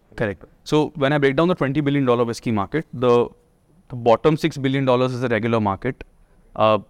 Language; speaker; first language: English; non-native, local second language; Hindi